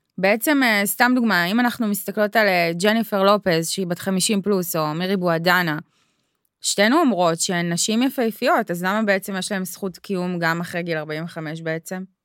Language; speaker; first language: Hebrew; early bilingual, other home language; Russian